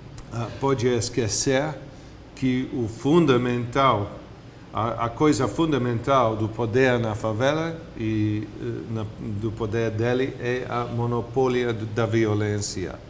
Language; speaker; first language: Portuguese; non-native, fluent; English